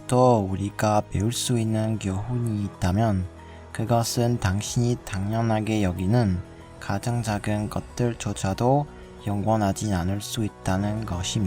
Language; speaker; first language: Korean; non-native, learner; French